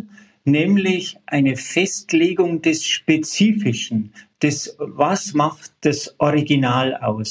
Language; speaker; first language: German; native; German